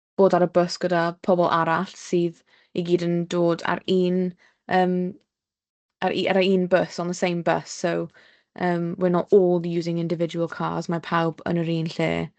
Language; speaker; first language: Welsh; non-native, local second language; English